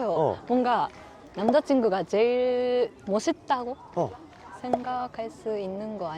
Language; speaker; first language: Korean; non-native, learner; Japanese